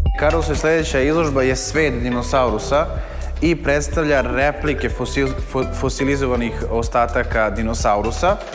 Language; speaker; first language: Serbian; native; Serbian